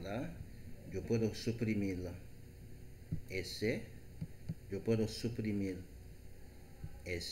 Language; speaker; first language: Spanish; non-native, learner; Haitian Creole